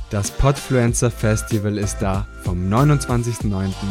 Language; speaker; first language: German; non-native, fluent; Italian